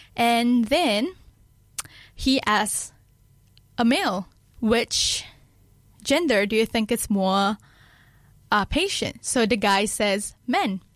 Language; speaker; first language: English; non-native, local second language; Malay